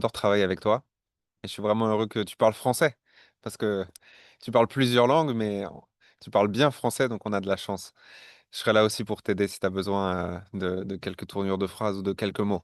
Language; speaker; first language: French; native; French